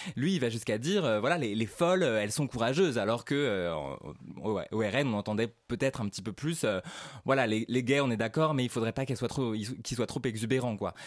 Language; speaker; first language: French; native; French